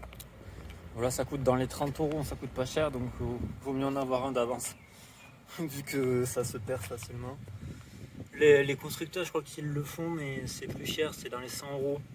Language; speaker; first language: French; native; French